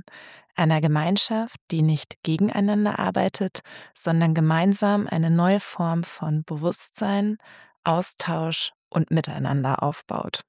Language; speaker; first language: German; native; German